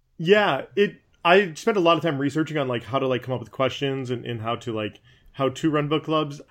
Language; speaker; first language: English; native; English